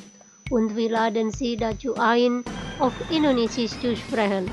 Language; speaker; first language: German; non-native, fluent; Indonesian